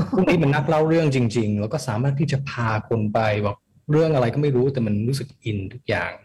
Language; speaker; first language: Thai; early bilingual, heritage; Thai